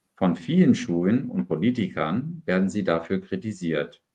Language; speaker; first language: German; non-native, fluent; English